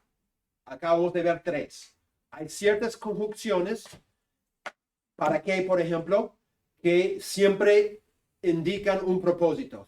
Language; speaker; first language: Spanish; non-native, fluent; English